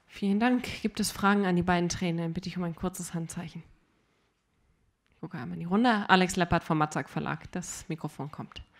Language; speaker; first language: German; native; German